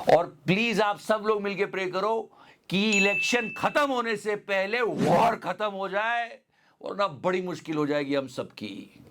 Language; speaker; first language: Hindi; native; Hindi